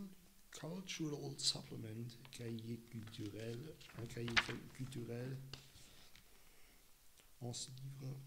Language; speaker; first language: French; non-native, learner; German